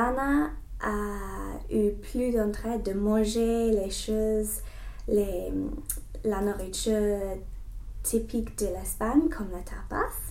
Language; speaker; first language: French; non-native, learner; English